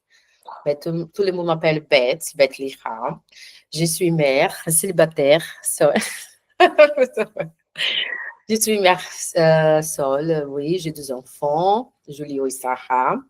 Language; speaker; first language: French; non-native, learner; Portuguese